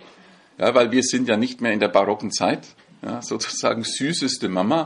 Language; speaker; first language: German; native; German